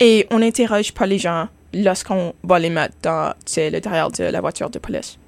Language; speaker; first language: French; non-native, local second language; English